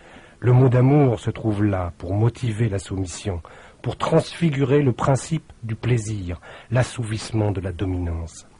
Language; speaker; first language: French; native; French